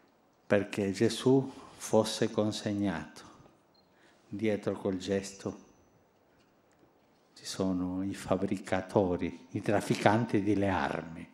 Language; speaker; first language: Italian; non-native, fluent; Spanish